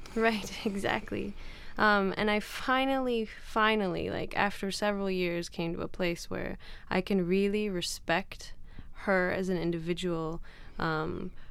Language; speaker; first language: English; non-native, fluent; Arabic